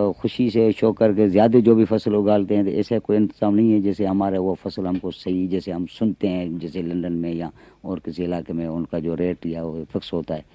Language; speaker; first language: Urdu; non-native, local second language; Sindhi